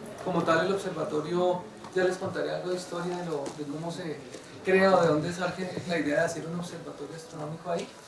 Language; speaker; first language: Spanish; native; Spanish